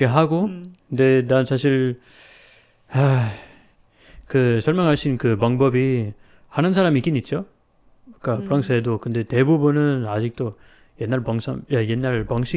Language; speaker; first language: Korean; non-native, fluent; French